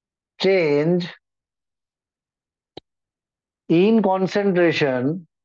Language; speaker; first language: English; non-native, local second language; Hindi